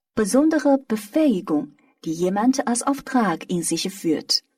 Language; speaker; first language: German; non-native, fluent; Chinese